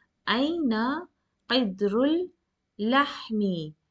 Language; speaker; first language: Arabic; non-native, fluent; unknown